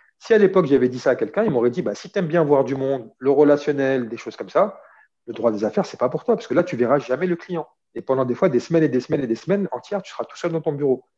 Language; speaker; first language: French; early bilingual, other home language; Arabic